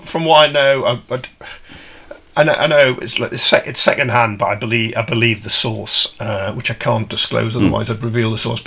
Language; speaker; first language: English; native; English